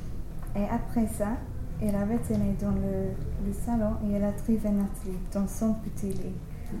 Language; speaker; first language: French; non-native, learner; English